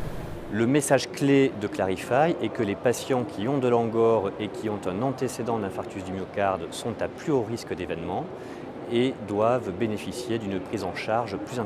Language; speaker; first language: French; native; French